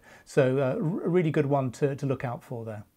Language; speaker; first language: English; native; English